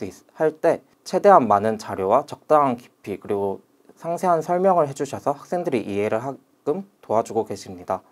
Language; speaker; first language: Korean; native; Korean